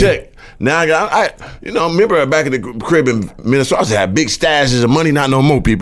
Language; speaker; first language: English; native; English